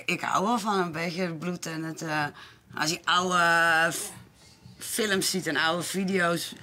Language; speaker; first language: Dutch; native; Dutch